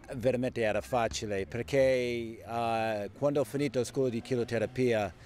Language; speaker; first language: Italian; non-native, fluent; English